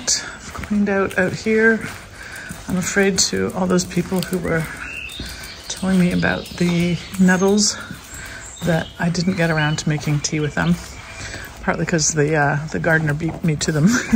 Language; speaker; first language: English; native; English